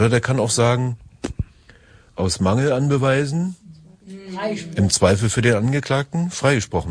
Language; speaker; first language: German; native; German